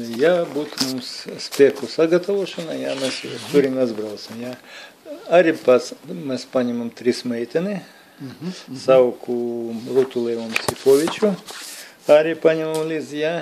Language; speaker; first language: Latvian; non-native, local second language; Russian